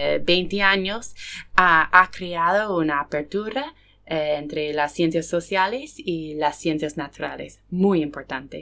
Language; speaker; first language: Spanish; non-native, fluent; English